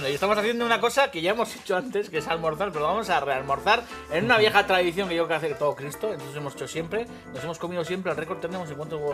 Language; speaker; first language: Spanish; native; Spanish